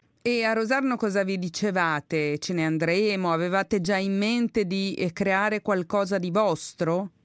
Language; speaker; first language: Italian; native; Italian